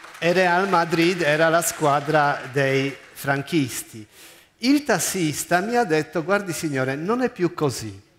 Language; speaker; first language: Italian; non-native, fluent; Polish